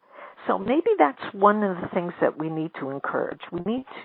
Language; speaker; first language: English; native; English